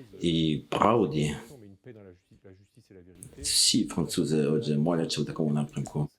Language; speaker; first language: Ukrainian; non-native, learner; French